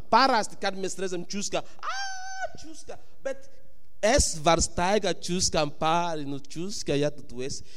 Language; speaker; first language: Latvian; non-native, fluent; English